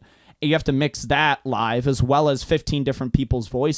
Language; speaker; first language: English; non-native, fluent; Hungarian